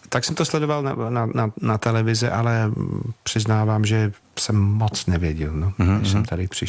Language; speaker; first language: Czech; non-native, fluent; English